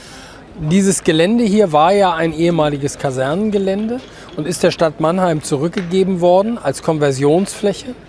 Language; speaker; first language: German; native; German